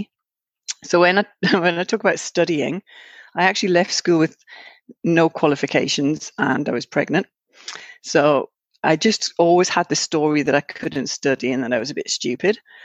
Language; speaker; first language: English; native; English